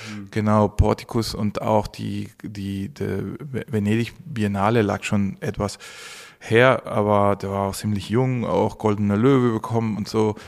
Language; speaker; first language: German; non-native, fluent; Spanish